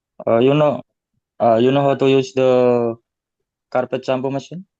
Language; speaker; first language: English; non-native, learner; Indonesian